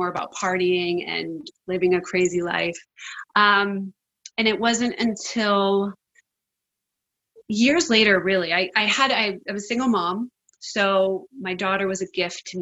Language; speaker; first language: English; native; English